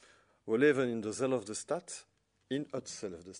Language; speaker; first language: Dutch; non-native, local second language; French